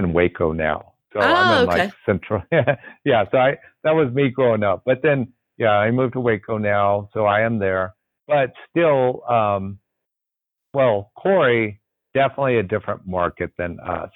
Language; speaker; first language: English; native; English